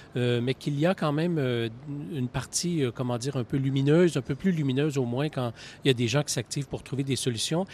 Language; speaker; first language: French; native; French